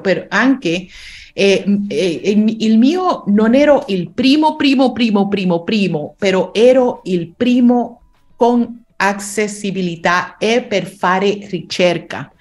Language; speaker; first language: Italian; non-native, learner; Spanish